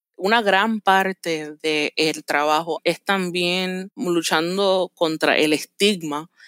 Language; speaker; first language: Spanish; native; Spanish